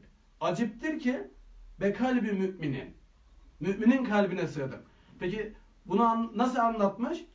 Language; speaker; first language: Turkish; native; Turkish